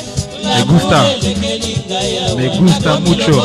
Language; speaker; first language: Spanish; non-native, learner; French